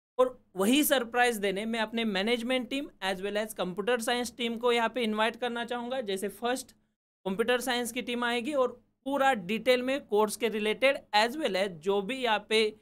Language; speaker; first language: Hindi; native; Hindi